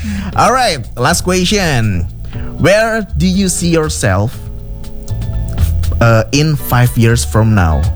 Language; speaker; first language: English; non-native, fluent; Indonesian